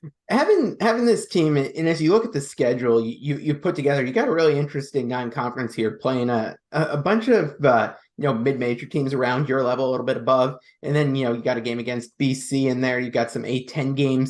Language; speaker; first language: English; native; English